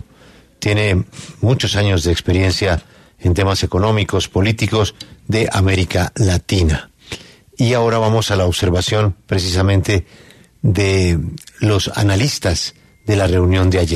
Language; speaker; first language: Spanish; native; Spanish